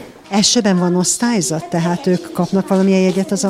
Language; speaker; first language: Hungarian; native; Hungarian